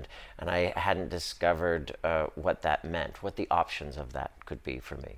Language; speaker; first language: English; native; English